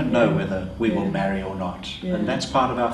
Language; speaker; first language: English; native; English